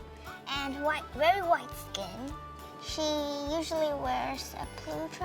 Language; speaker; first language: English; non-native, fluent; Vietnamese